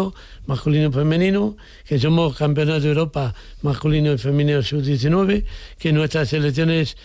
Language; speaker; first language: Spanish; native; Spanish